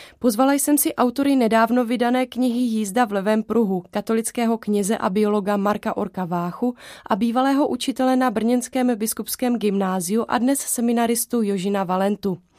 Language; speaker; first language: Czech; native; Czech